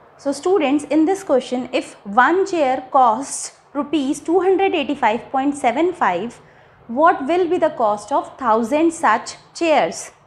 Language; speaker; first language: English; non-native, local second language; Hindi